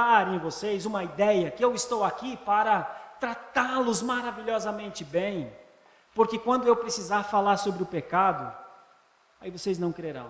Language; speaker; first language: Portuguese; native; Portuguese